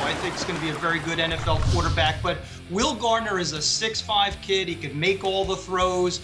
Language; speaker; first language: English; native; English